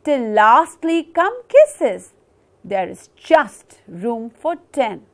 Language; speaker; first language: English; non-native, local second language; Punjabi